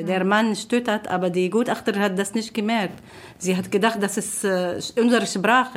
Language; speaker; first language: German; non-native, learner; Arabic